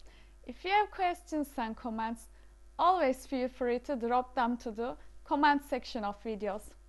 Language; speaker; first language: English; non-native, fluent; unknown